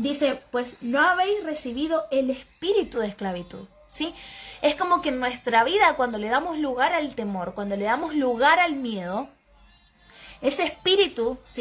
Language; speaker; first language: Spanish; native; Spanish